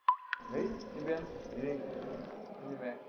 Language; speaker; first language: Chinese; native; Chinese